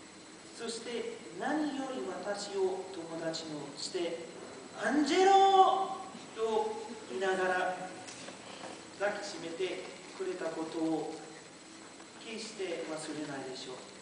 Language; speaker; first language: Japanese; non-native, learner; Portuguese